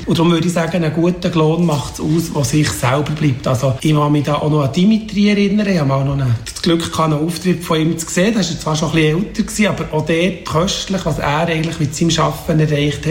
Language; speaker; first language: German; native; German